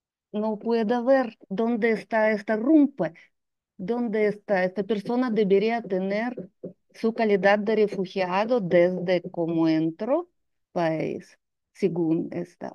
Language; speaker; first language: Spanish; non-native, fluent; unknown